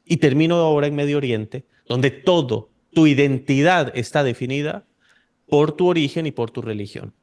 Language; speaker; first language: Spanish; native; Spanish